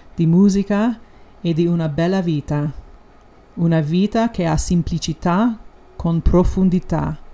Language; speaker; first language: Italian; non-native, learner; English